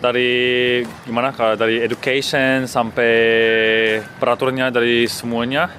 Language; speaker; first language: Indonesian; early bilingual, heritage; Indonesian